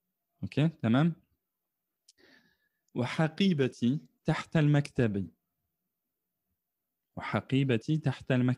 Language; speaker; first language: Arabic; non-native, fluent; French